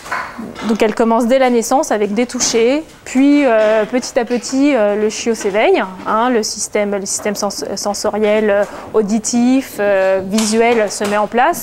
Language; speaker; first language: French; native; French